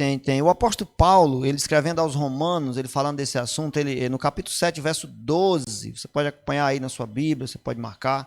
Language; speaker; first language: Portuguese; native; Portuguese